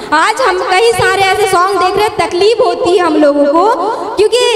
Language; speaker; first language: Hindi; non-native, local second language; Gondi